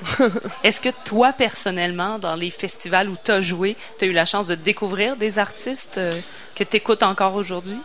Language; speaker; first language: French; native; French